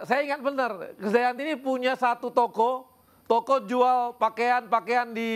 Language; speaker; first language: Indonesian; native; Indonesian